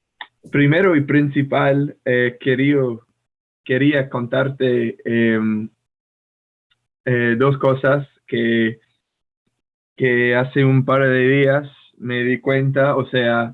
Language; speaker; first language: Spanish; non-native, fluent; English